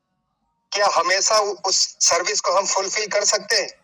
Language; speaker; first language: Hindi; native; Hindi